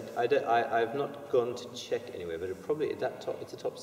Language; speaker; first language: English; native; English